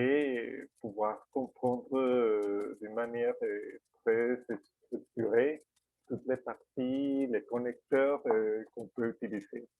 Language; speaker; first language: French; non-native, fluent; Spanish